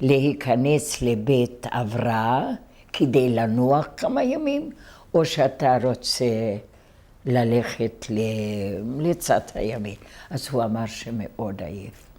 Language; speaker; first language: Hebrew; non-native, fluent; Hungarian